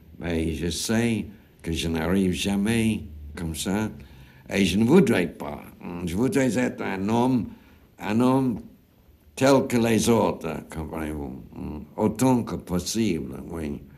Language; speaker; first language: French; non-native, fluent; English